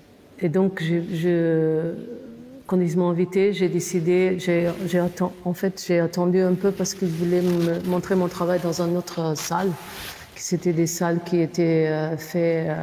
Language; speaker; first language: French; non-native, fluent; Portuguese